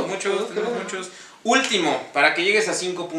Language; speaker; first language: Spanish; native; Spanish